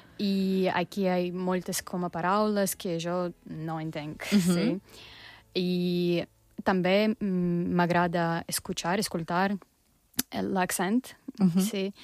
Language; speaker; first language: Catalan; non-native, learner; Russian